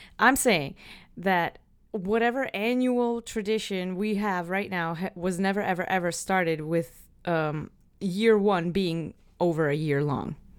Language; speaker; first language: English; native; English